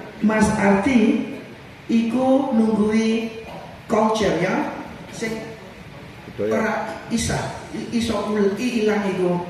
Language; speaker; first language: Javanese; early bilingual, heritage; Javanese